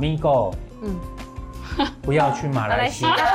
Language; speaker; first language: Chinese; native; Chinese